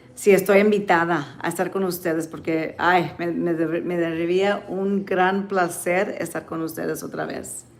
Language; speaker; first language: Spanish; early bilingual, other home language; English